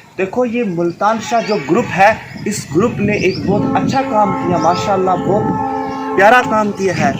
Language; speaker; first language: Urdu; non-native, local second language; Kashmiri